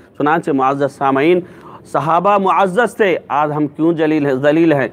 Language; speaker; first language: Urdu; native; Urdu